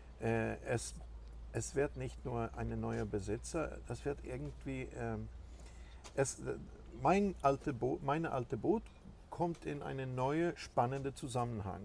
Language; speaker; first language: German; non-native, fluent; Swedish